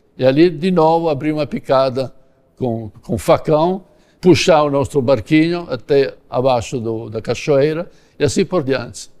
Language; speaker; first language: Portuguese; non-native, fluent; Italian